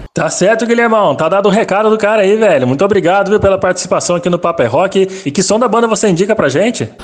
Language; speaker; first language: Portuguese; native; Portuguese